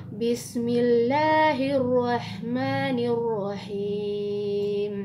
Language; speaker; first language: Arabic; non-native, learner; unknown